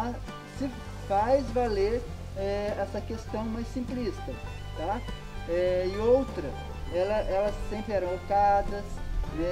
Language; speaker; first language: Portuguese; native; Portuguese